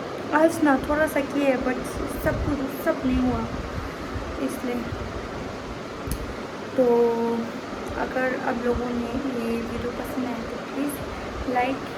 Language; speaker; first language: Hindi; non-native, learner; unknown